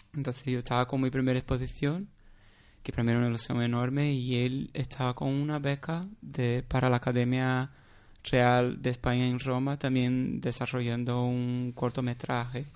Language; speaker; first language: Spanish; non-native, fluent; Portuguese